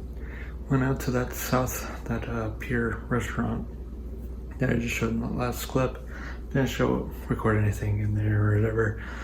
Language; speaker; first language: English; native; English